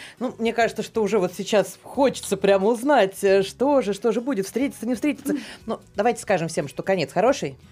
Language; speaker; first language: Russian; native; Russian